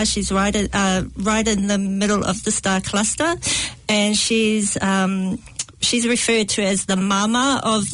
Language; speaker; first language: English; native; English